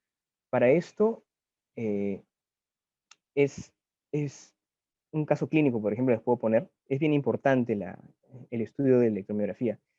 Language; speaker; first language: Spanish; native; Spanish